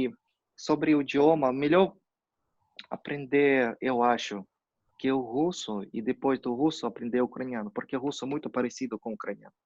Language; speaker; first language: Portuguese; non-native, fluent; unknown